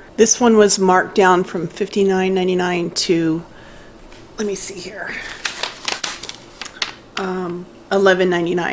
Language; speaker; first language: English; native; English